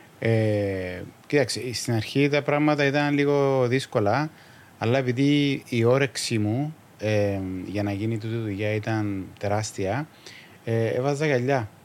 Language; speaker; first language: Greek; native; Greek